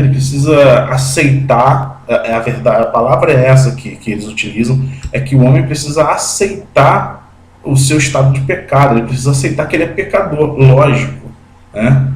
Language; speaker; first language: Portuguese; native; Portuguese